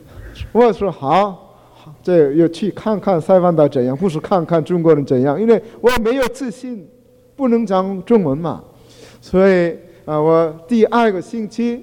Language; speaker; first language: Chinese; non-native, fluent; Korean